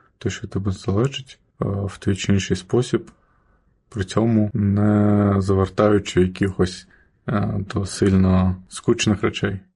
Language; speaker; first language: Ukrainian; early bilingual, other home language; Armenian